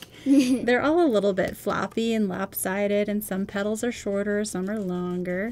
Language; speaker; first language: English; native; English